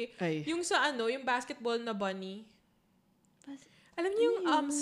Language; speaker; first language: English; non-native, local second language; Filipino